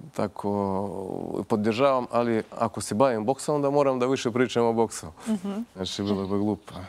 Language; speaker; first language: Croatian; non-native, fluent; Russian